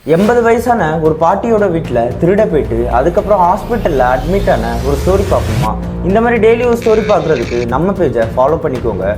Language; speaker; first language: Tamil; native; Tamil